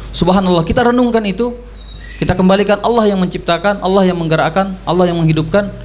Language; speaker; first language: Indonesian; native; Indonesian